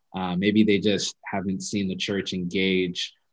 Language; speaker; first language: English; early bilingual, other home language; Amharic